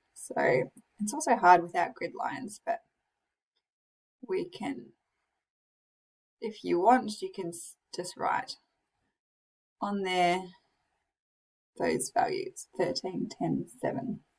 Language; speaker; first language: English; native; English